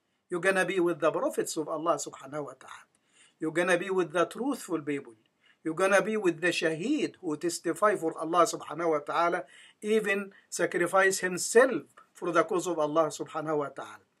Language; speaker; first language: English; non-native, fluent; Arabic